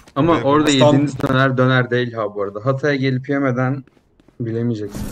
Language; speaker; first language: Turkish; native; Turkish